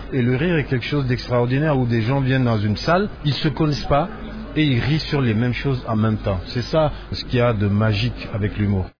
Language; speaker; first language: French; non-native, local second language; Hausa